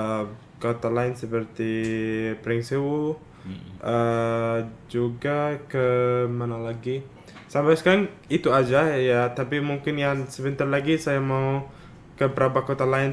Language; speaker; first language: Indonesian; non-native, fluent; Arabic